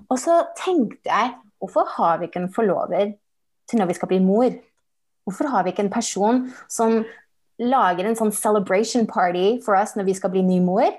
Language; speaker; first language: Norwegian; early bilingual, heritage; English